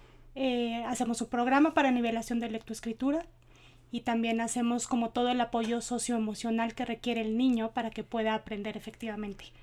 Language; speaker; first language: Spanish; native; Spanish